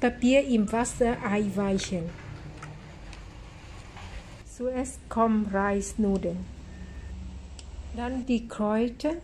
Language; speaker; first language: German; non-native, fluent; Vietnamese